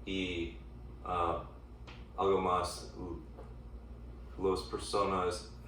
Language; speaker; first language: Spanish; non-native, learner; English